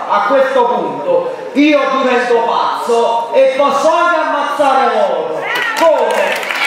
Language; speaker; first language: Italian; native; Italian